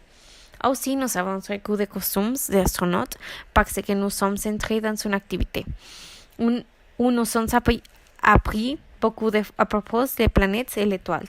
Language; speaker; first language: French; non-native, learner; Spanish